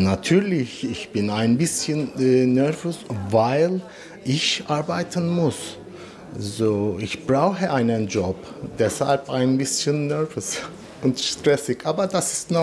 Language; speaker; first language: German; non-native, learner; Turkish